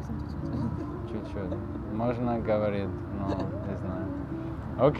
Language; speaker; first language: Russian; non-native, learner; German